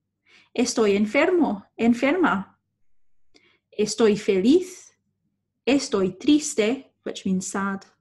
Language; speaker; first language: Spanish; non-native, fluent; English